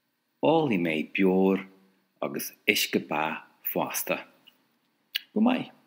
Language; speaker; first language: Irish; non-native, local second language; English